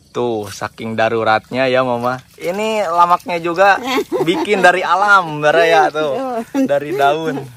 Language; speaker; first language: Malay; non-native, local second language; Sundanese